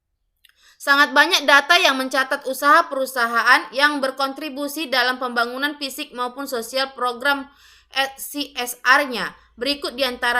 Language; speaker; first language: Indonesian; native; Indonesian